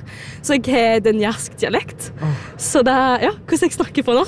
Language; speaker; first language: Norwegian; non-native, learner; French